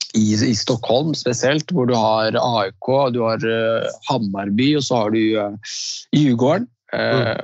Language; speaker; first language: Norwegian; early bilingual, other home language; Riffian